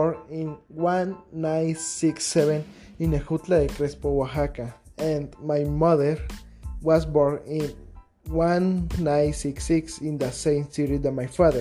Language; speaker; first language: English; non-native, learner; Spanish